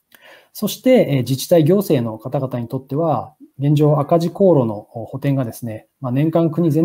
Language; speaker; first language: Japanese; native; Japanese